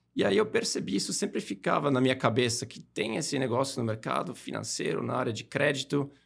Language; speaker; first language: Portuguese; non-native, fluent; German